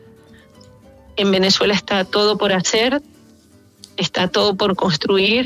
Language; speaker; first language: Spanish; native; Spanish